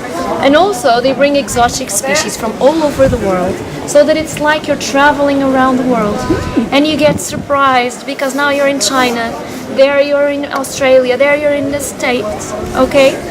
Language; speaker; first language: English; non-native, fluent; Portuguese